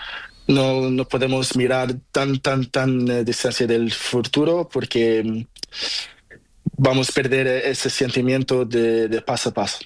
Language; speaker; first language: Spanish; non-native, learner; Portuguese